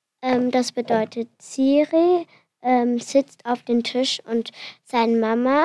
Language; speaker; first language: German; non-native, learner; Finnish